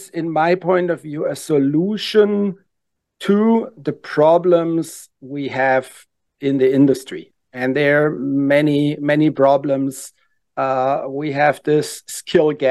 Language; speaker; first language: English; non-native, fluent; German